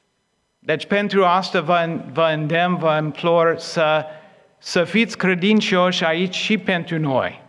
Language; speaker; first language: Romanian; non-native, fluent; English